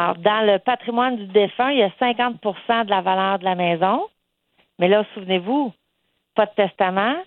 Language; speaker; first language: French; native; French